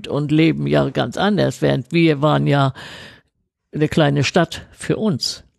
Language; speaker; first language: German; native; German